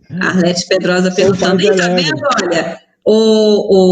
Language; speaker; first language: Portuguese; native; Portuguese